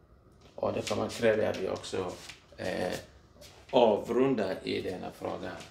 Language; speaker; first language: Swedish; non-native, fluent; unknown